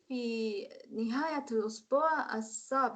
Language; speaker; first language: Arabic; non-native, learner; Korean